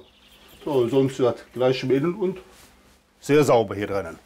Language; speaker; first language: German; native; German